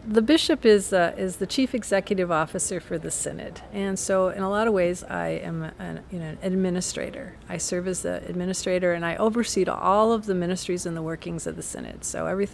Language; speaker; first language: English; native; English